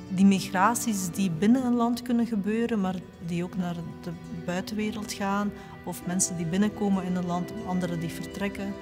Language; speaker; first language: Dutch; early bilingual, other home language; Georgian